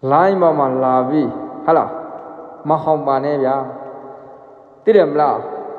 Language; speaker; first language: Burmese; non-native, local second language; Rohingya